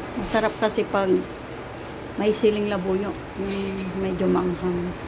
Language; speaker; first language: Filipino; non-native, local second language; Iloko